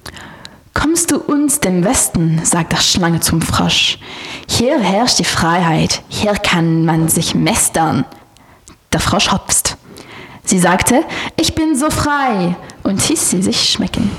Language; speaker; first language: German; non-native, learner; French